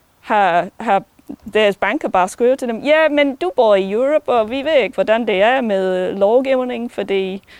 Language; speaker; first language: Danish; non-native, fluent; English